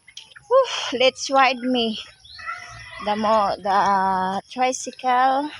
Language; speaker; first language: English; non-native, local second language; Filipino